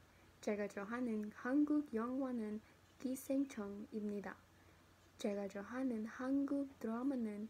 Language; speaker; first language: Korean; non-native, learner; English